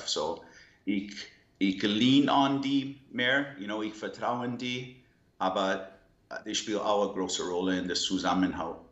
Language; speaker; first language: German; non-native, learner; English